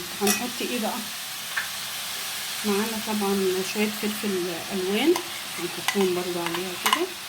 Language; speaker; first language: Arabic; native; Arabic